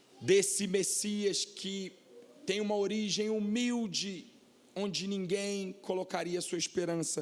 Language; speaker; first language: Portuguese; native; Portuguese